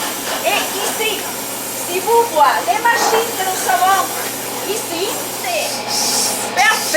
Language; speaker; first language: French; non-native, learner; Spanish